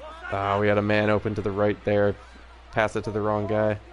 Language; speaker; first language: English; native; English